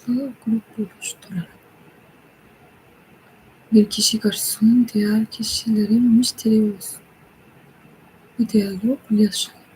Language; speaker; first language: Turkish; non-native, learner; English